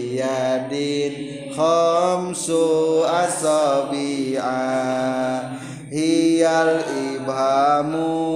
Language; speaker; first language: Arabic; non-native, fluent; Sundanese